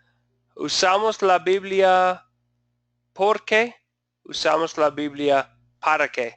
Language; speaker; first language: Spanish; non-native, fluent; English